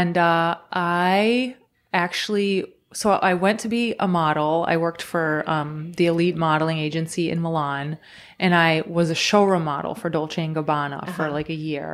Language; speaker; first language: English; early bilingual, other home language; Croatian